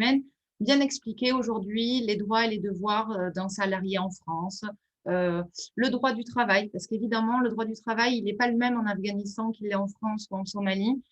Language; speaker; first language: French; native; French